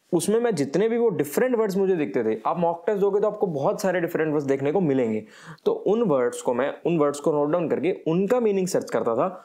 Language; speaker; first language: Hindi; native; Hindi